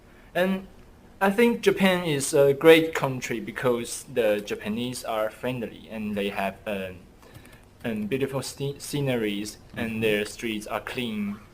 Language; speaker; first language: English; non-native, learner; Chinese